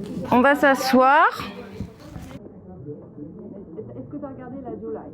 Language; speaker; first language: French; native; French